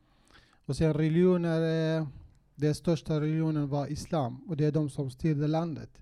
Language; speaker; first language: Swedish; non-native, fluent; Kurdish